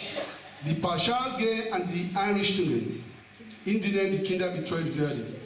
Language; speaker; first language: German; non-native, fluent; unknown